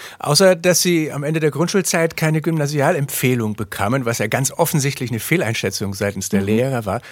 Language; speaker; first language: German; native; German